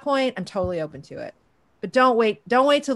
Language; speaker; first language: English; early bilingual, other home language; Persian